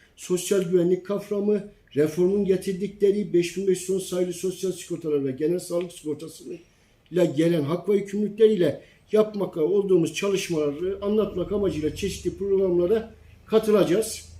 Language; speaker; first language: Turkish; native; Turkish